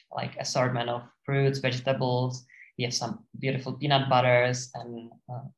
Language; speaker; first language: English; non-native, fluent; Czech